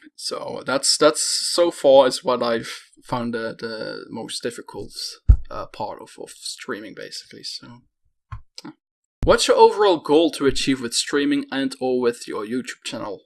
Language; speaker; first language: English; non-native, fluent; Dutch